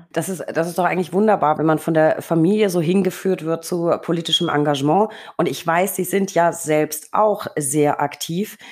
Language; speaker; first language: German; native; German